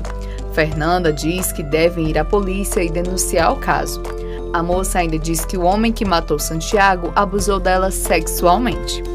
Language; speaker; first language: Portuguese; native; Portuguese